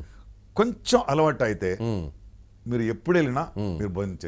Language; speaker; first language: Telugu; non-native, local second language; Tamil